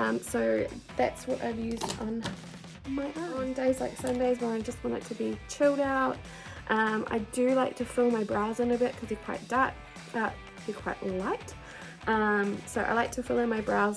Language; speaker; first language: English; native; English